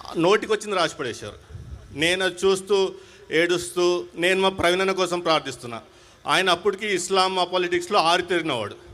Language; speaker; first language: Telugu; non-native, local second language; Hindi